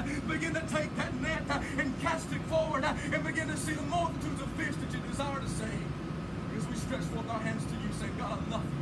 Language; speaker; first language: English; native; English